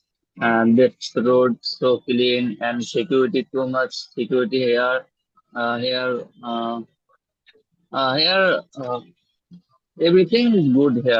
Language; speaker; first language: English; non-native, learner; Bangla